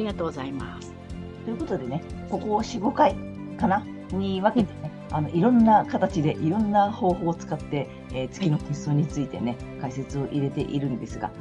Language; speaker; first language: Japanese; native; Japanese